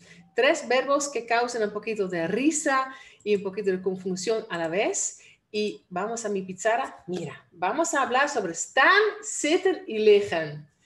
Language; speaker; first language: Spanish; non-native, fluent; Dutch